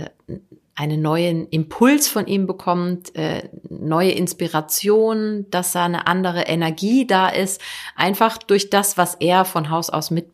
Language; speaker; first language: German; native; German